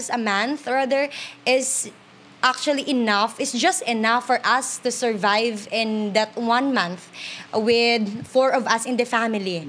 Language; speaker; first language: English; non-native, local second language; Hiligaynon